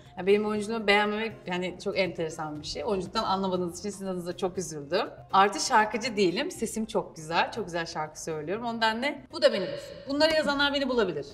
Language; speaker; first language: Turkish; native; Turkish